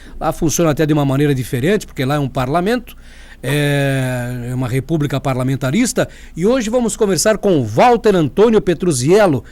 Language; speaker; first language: Portuguese; native; Portuguese